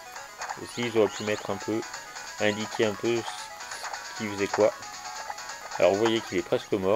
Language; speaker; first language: French; native; French